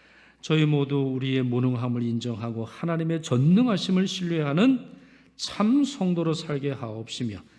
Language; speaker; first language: Korean; native; Korean